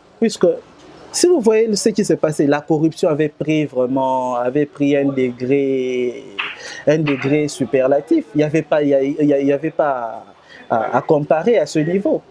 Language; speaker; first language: French; non-native, local second language; Lingala